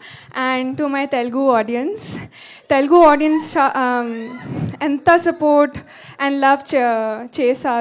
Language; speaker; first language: Telugu; non-native, learner; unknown